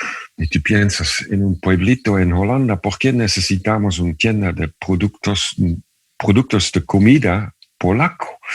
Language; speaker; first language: Spanish; non-native, fluent; Dutch